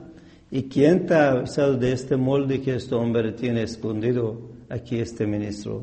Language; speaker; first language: Spanish; non-native, fluent; Persian